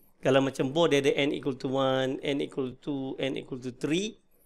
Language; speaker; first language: English; non-native, local second language; Malay